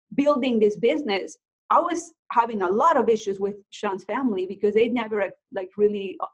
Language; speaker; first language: English; non-native, fluent; Spanish